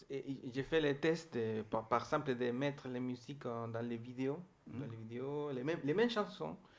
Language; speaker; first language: French; non-native, learner; Spanish